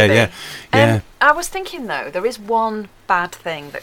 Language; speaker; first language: English; native; English